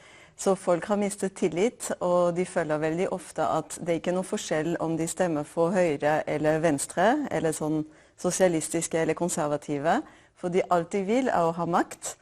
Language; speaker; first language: Norwegian; non-native, fluent; French